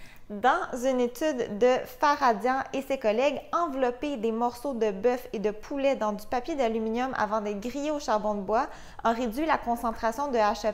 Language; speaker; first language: French; native; French